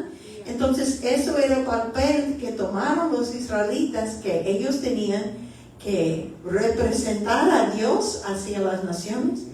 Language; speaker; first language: Spanish; early bilingual, heritage; Spanish